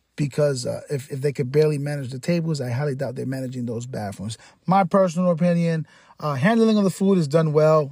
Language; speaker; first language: English; native; English